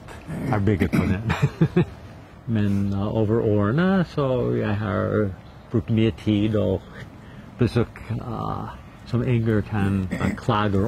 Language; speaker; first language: Norwegian; non-native, learner; English